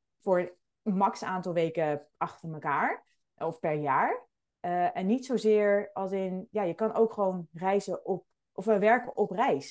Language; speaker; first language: Dutch; native; Dutch